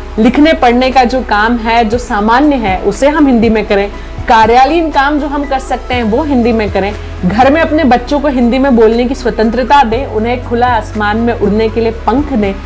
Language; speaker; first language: Hindi; native; Hindi